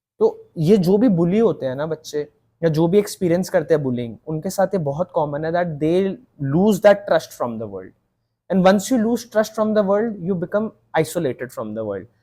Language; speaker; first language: Hindi; native; Hindi